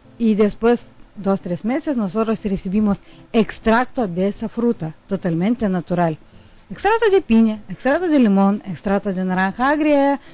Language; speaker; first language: Spanish; non-native, learner; Lithuanian